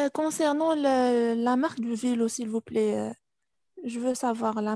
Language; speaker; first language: French; non-native, learner; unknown